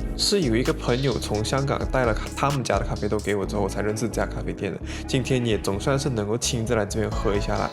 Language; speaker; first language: Chinese; native; Chinese